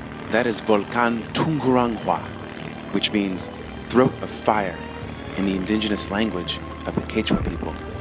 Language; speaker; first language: English; native; English